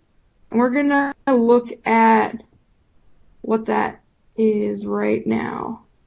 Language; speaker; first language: English; native; English